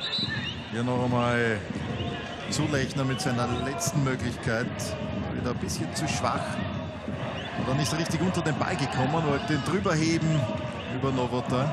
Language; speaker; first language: German; native; German